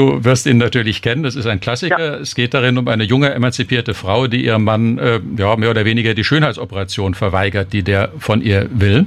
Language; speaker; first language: German; native; German